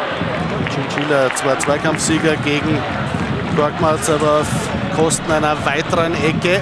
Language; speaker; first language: German; native; German